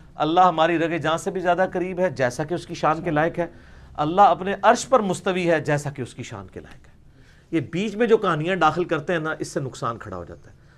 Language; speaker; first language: Urdu; non-native, local second language; Punjabi